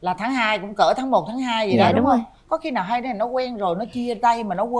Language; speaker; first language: Vietnamese; native; Vietnamese